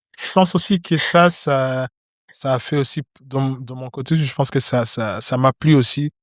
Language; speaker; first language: French; non-native, local second language; Rundi